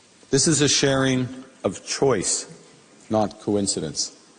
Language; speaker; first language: English; native; English